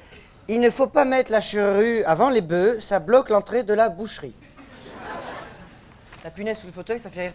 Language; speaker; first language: French; native; French